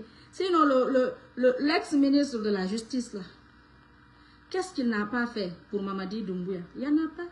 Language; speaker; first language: French; non-native, local second language; Fula